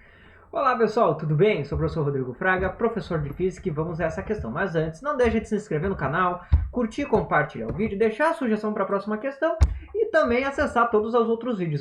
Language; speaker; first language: Portuguese; native; Portuguese